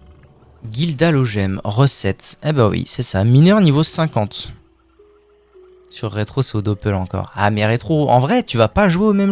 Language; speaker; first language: French; native; French